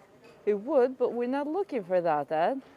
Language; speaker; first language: English; non-native, fluent; French